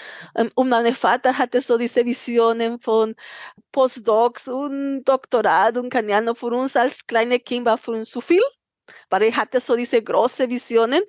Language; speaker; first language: German; non-native, fluent; Spanish